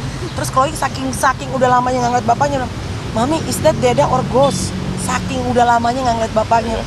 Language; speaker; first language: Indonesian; native; Indonesian